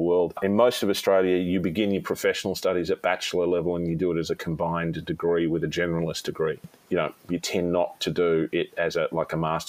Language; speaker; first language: English; native; English